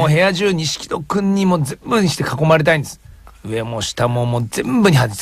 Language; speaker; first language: Japanese; native; Japanese